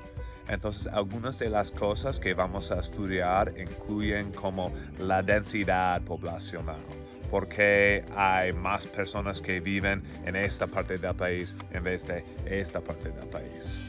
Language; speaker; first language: Spanish; non-native, fluent; English